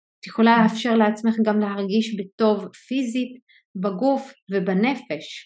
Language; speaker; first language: Hebrew; non-native, local second language; Arabic